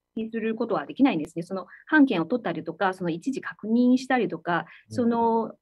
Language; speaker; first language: Japanese; non-native, fluent; Chinese